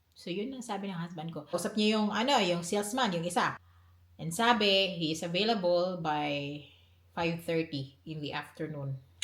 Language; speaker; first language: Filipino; non-native, local second language; Cebuano